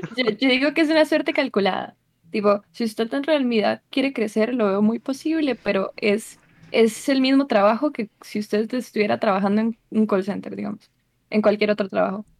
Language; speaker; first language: Spanish; native; Spanish